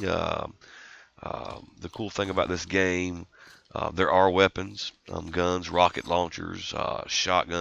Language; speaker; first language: English; native; English